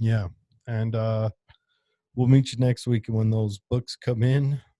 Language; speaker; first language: English; native; English